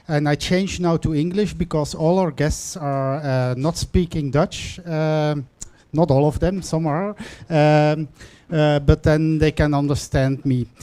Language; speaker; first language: English; non-native, fluent; Dutch